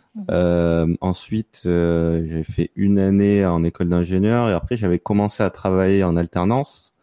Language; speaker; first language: French; native; French